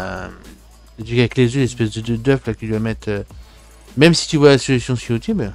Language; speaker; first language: French; native; French